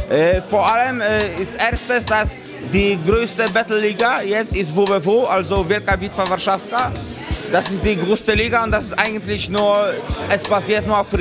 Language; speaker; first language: German; non-native, fluent; Polish